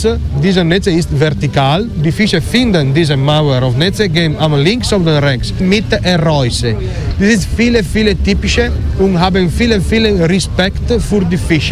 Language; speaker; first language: German; non-native, learner; Italian